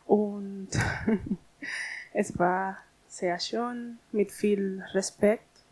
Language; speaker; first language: German; non-native, learner; Spanish